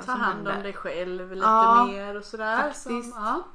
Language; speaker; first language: Swedish; native; Swedish